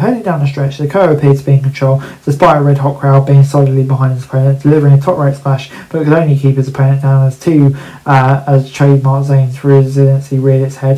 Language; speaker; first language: English; native; English